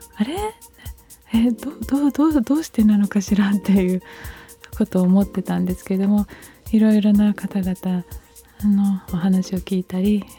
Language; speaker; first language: Japanese; early bilingual, other home language; Portuguese